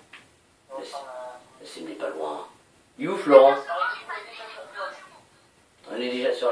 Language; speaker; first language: French; native; French